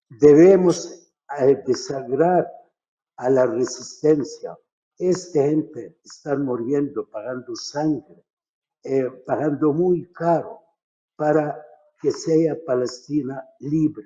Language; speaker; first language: Spanish; non-native, fluent; Arabic